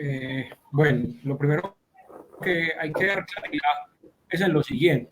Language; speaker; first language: Spanish; native; Spanish